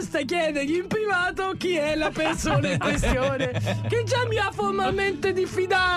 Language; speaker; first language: Italian; native; Italian